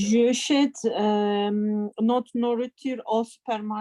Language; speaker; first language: French; non-native, learner; Turkish